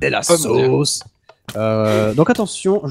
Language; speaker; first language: French; native; French